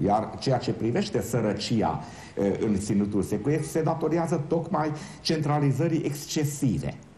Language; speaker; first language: Romanian; non-native, local second language; Hungarian